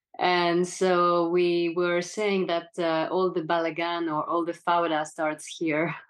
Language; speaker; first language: English; non-native, fluent; French